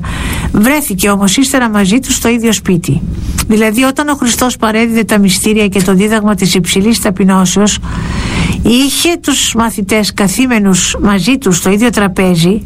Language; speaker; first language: Greek; native; Greek